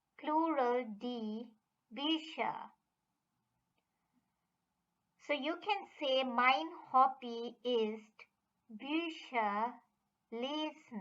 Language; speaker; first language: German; non-native, fluent; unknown